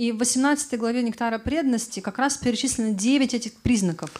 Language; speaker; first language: Russian; native; Russian